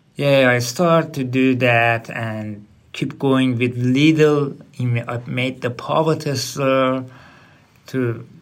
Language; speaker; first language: English; non-native, learner; Persian